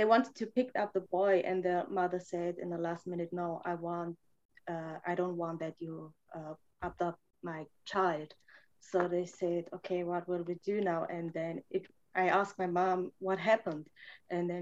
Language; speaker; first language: English; non-native, fluent; German